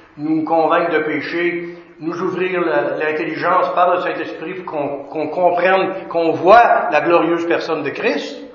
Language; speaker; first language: French; native; French